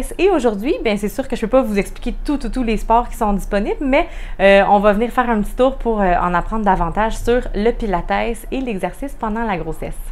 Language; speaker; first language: French; native; French